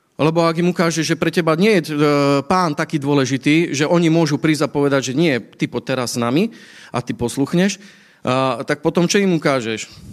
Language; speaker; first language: Slovak; native; Slovak